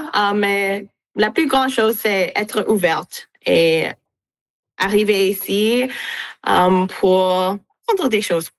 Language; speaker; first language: French; non-native, local second language; English